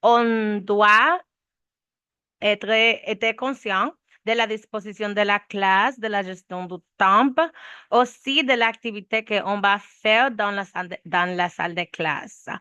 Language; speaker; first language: French; non-native, learner; Spanish